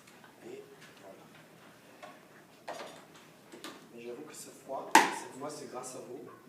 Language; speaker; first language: French; non-native, fluent; Hebrew